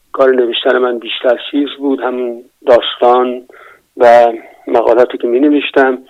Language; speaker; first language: Persian; native; Persian